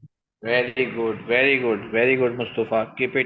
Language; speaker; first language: English; non-native, learner; Urdu